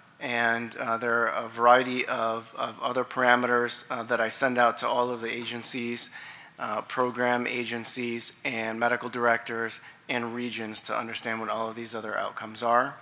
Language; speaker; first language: English; native; English